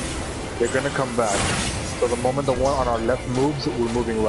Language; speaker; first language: English; native; English